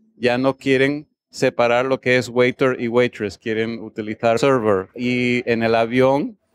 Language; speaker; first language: Spanish; non-native, fluent; English